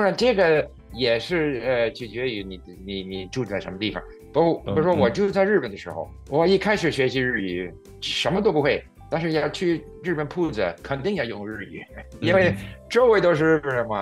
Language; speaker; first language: Chinese; non-native, fluent; English